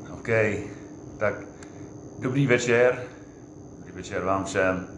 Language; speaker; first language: Czech; non-native, fluent; English